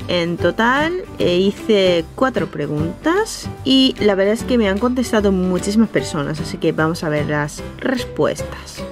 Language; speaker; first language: Spanish; non-native, fluent; Japanese